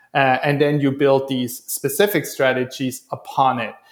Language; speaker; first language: English; non-native, fluent; German